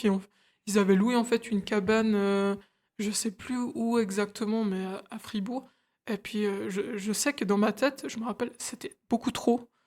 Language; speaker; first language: French; early bilingual, other home language; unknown